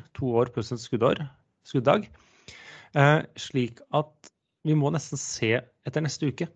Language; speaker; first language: Norwegian; native; Norwegian